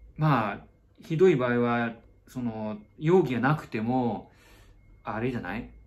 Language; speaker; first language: Japanese; non-native, fluent; Chinese